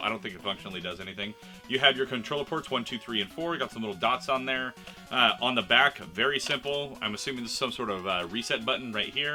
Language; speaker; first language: English; native; English